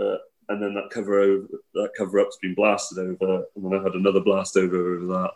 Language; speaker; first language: English; native; English